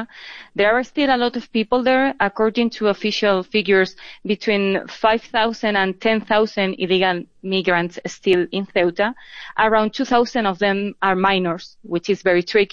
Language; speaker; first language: English; non-native, fluent; Spanish